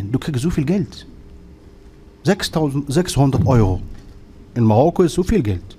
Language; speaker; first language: German; non-native, fluent; Arabic